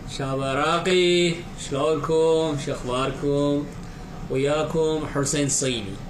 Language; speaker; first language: Arabic; non-native, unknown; Chinese